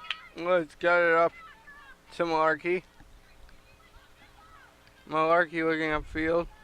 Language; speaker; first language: English; native; English